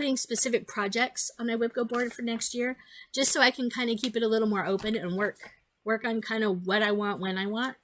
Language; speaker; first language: English; native; English